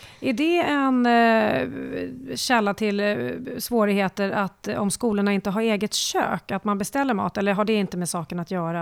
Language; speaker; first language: Swedish; native; Swedish